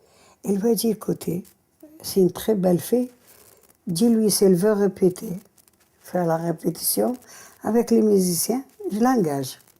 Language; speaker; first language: French; early bilingual, other home language; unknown